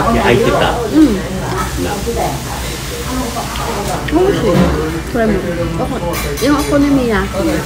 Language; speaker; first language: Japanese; non-native, fluent; Filipino